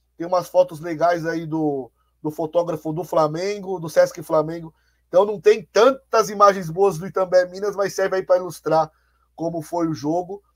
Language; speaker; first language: Portuguese; native; Portuguese